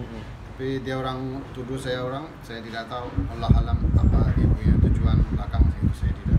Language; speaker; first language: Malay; non-native, learner; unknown